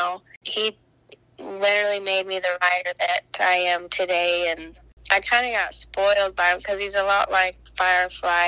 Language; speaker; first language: English; native; English